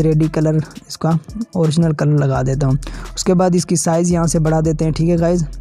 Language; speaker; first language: Urdu; non-native, local second language; Sindhi